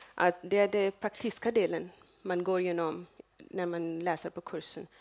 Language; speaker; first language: Swedish; non-native, fluent; Urdu